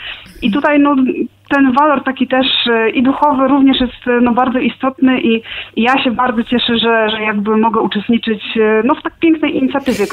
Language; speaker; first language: Polish; native; Polish